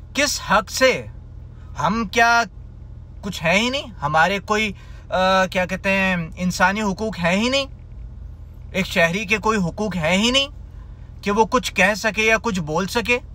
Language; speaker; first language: Urdu; native; Urdu